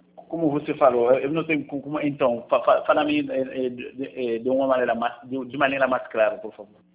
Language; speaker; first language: Portuguese; non-native, learner; Haitian Creole